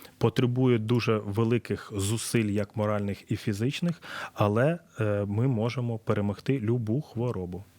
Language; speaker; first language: Ukrainian; native; Ukrainian